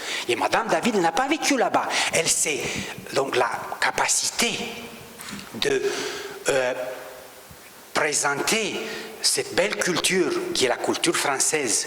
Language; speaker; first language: French; non-native, local second language; Romanian